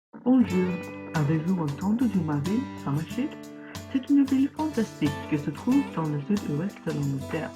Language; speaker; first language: French; non-native, learner; English